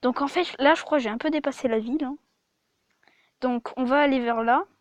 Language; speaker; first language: French; native; French